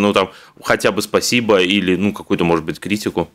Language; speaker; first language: Russian; native; Russian